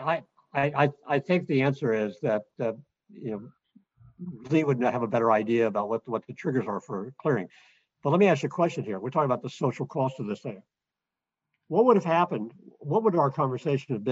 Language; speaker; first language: English; native; English